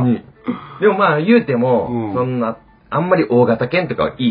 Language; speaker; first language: Japanese; native; Japanese